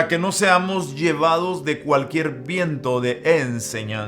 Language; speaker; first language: Spanish; native; Spanish